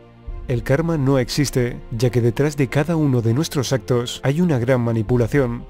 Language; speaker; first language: Spanish; native; Spanish